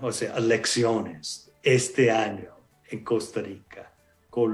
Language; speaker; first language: Spanish; non-native, fluent; English